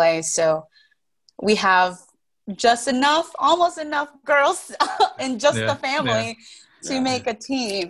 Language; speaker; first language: English; native; English